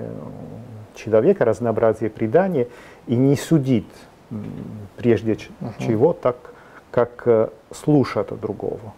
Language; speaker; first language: Russian; non-native, fluent; Italian